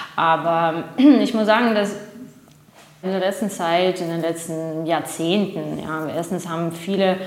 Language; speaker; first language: German; non-native, fluent; Russian